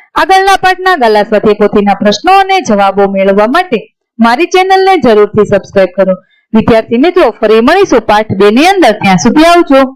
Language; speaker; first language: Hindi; non-native, local second language; Gujarati